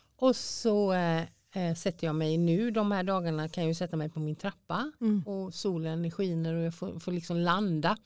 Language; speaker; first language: Swedish; native; Swedish